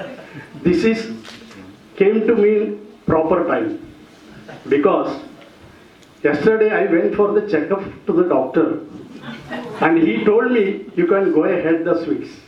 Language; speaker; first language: English; non-native, learner; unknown